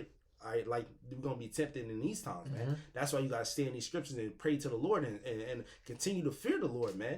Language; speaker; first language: English; native; English